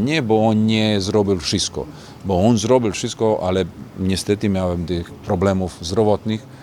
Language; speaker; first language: Polish; non-native, fluent; Serbian